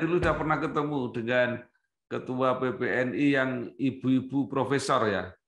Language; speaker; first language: Indonesian; native; Indonesian